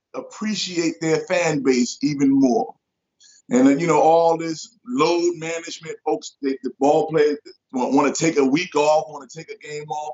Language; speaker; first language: English; native; English